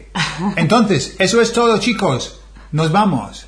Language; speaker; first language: Spanish; non-native, fluent; English